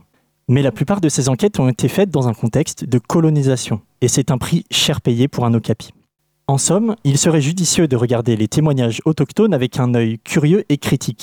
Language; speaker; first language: French; native; French